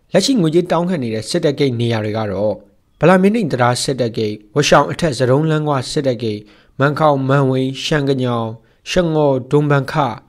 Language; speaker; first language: Burmese; non-native, local second language; Kachin